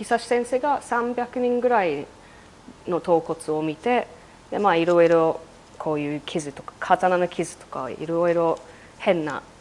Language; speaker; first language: Japanese; non-native, fluent; English